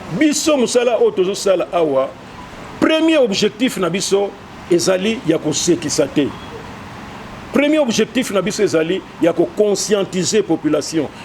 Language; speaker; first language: Lingala; native; Lingala